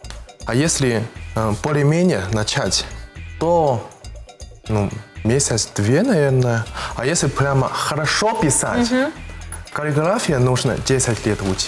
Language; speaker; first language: Russian; non-native, learner; Chinese